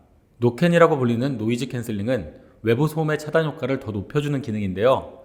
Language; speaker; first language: Korean; native; Korean